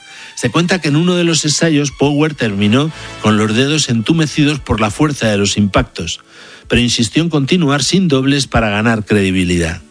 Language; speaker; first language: Spanish; native; Spanish